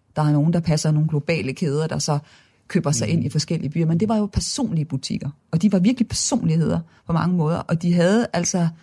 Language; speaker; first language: Danish; native; Danish